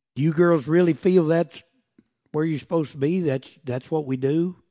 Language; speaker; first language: English; native; English